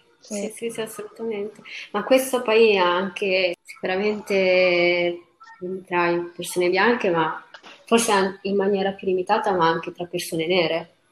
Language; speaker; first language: Italian; early bilingual, other home language; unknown